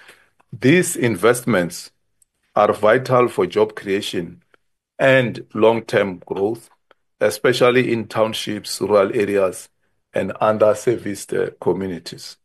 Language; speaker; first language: English; non-native, local second language; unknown